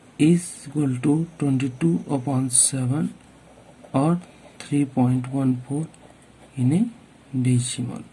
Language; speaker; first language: English; non-native, local second language; Hindi